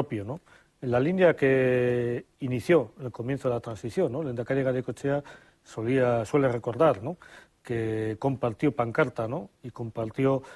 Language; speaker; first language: Spanish; native; Spanish